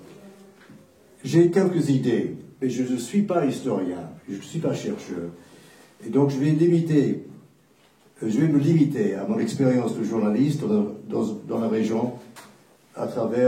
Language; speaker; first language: French; non-native, fluent; English